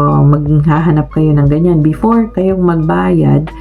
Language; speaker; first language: Filipino; native; Filipino